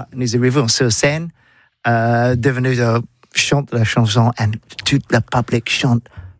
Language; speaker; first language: French; non-native, learner; English